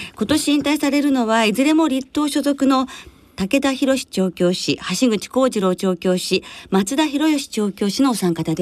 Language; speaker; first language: Japanese; native; Japanese